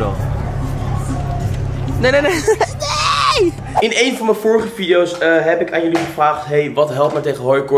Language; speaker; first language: Dutch; native; Dutch